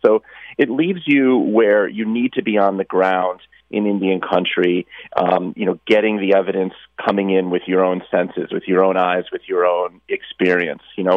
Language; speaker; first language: English; native; English